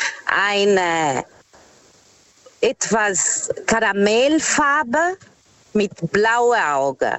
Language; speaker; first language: German; non-native, learner; Portuguese